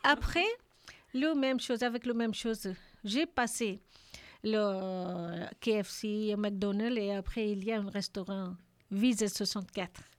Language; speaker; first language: French; non-native, learner; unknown